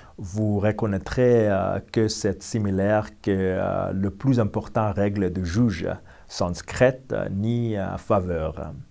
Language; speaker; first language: French; non-native, learner; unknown